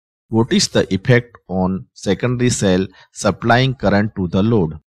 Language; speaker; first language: English; non-native, local second language; Gujarati